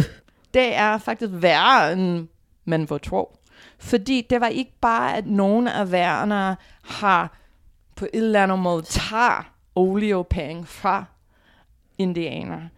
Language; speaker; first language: Danish; non-native, fluent; English